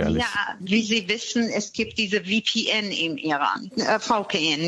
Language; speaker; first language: German; non-native, fluent; Persian